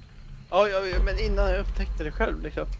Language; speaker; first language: Swedish; native; Swedish